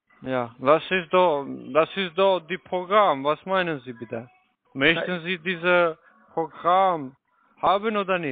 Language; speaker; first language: German; non-native, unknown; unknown